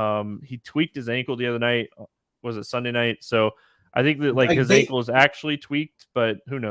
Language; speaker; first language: English; native; English